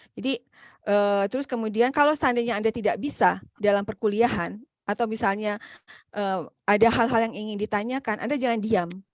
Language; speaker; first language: Indonesian; native; Indonesian